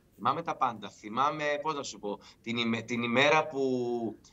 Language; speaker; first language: Greek; native; Greek